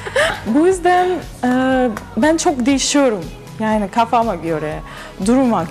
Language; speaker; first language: Turkish; non-native, learner; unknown